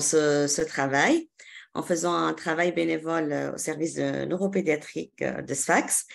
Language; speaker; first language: French; non-native, local second language; Arabic